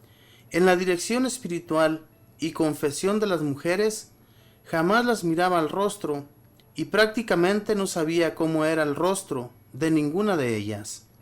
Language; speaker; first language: Spanish; native; Spanish